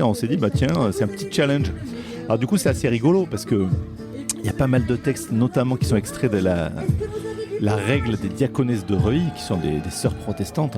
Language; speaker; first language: French; native; French